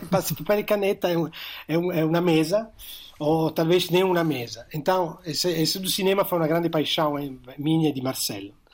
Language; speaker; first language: Portuguese; non-native, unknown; Italian